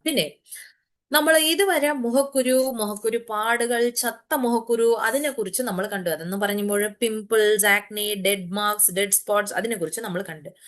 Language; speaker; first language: Malayalam; early bilingual, heritage; Malayalam